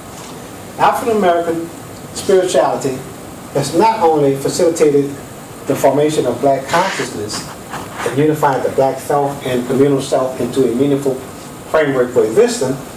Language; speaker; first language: English; native; English